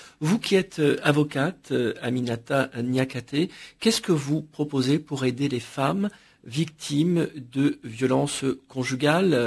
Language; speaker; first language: French; native; French